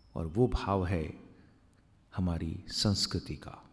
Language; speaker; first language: Hindi; native; Hindi